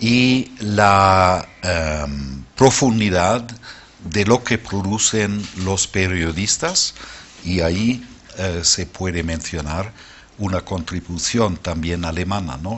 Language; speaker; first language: Spanish; non-native, fluent; German